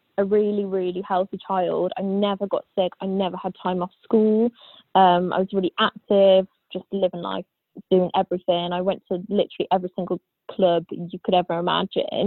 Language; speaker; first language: English; native; English